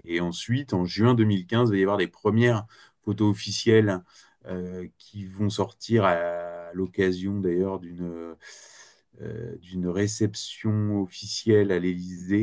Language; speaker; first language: French; native; French